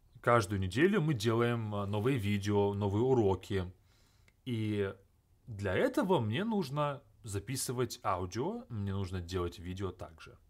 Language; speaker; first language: Russian; native; Russian